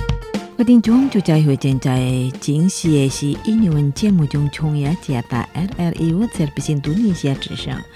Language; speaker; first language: Chinese; non-native, fluent; Indonesian